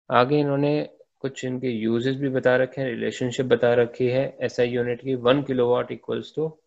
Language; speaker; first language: Hindi; native; Hindi